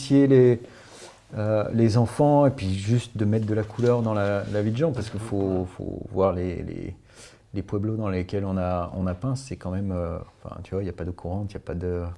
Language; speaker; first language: French; native; French